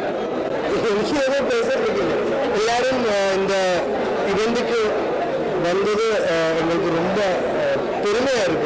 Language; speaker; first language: Tamil; non-native, learner; Malayalam